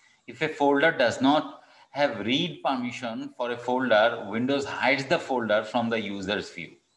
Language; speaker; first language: English; non-native, local second language; Bangla